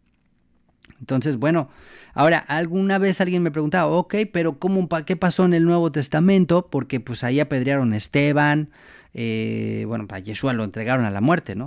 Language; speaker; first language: Spanish; native; Spanish